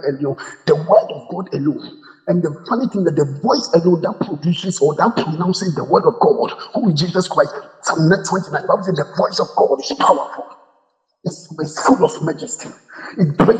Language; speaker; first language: English; non-native, local second language; Akan